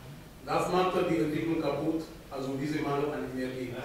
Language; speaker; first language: German; non-native, fluent; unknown